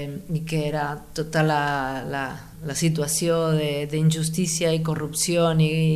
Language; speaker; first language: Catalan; non-native, learner; Spanish